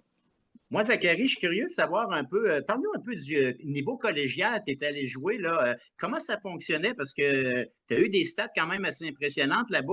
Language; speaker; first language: French; native; French